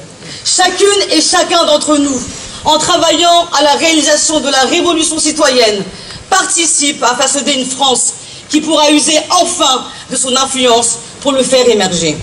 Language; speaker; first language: French; native; French